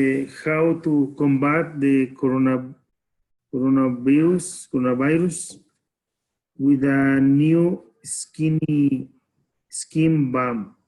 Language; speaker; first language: English; non-native, learner; Spanish